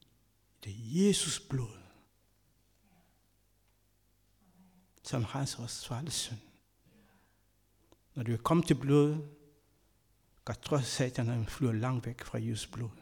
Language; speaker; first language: Danish; non-native, fluent; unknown